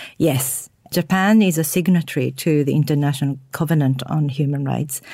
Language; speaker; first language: English; non-native, fluent; Japanese